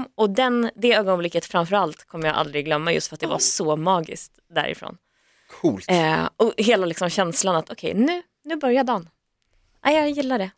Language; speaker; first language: Swedish; native; Swedish